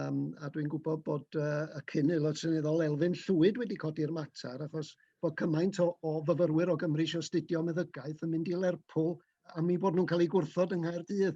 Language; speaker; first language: Welsh; native; Welsh